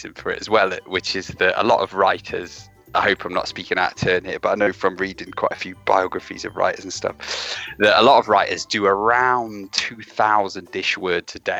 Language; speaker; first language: English; native; English